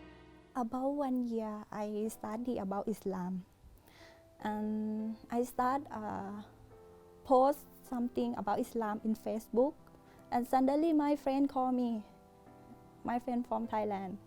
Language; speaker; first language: English; non-native, learner; Thai